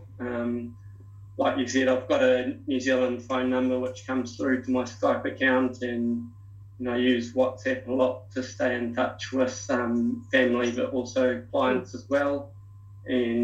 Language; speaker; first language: English; native; English